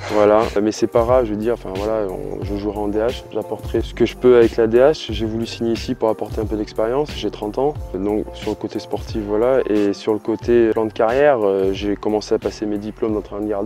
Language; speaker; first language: French; native; French